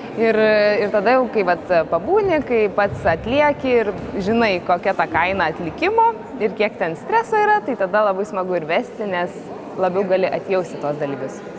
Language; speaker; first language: Lithuanian; native; Lithuanian